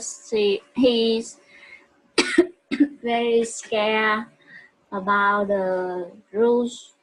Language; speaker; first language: English; non-native, learner; Vietnamese